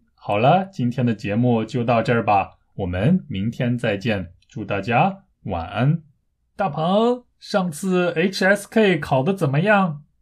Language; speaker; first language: Chinese; native; Chinese